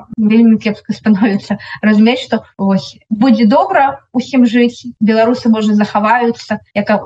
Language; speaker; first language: Belarusian; non-native, local second language; Russian